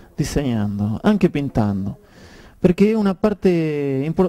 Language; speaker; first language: Italian; non-native, learner; Spanish